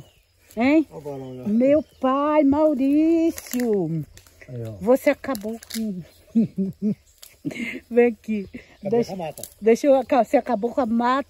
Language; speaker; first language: Portuguese; native; Portuguese